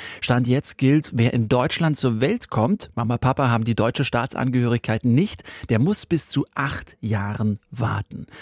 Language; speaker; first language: German; native; German